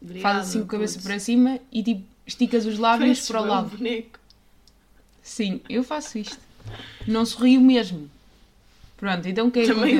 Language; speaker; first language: Portuguese; native; Portuguese